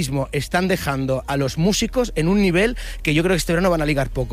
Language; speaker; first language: Spanish; native; Spanish